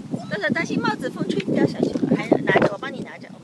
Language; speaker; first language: Chinese; native; Chinese